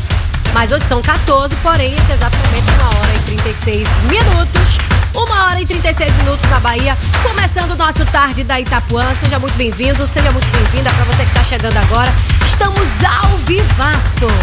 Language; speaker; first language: Portuguese; native; Portuguese